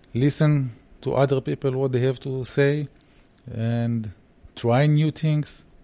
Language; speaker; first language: English; early bilingual, heritage; Hebrew